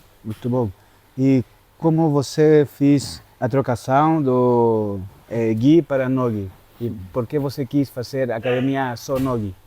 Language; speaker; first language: Portuguese; non-native, fluent; Spanish